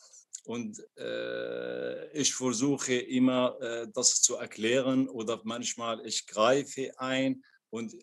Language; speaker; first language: German; non-native, learner; Arabic